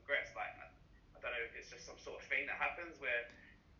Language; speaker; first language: English; native; English